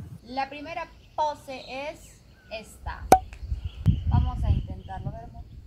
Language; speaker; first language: Spanish; native; Spanish